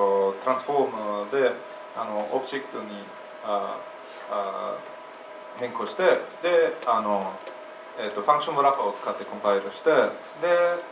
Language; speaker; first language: Japanese; non-native, fluent; English